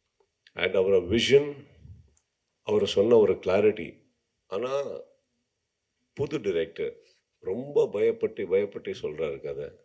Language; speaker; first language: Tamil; non-native, learner; Kannada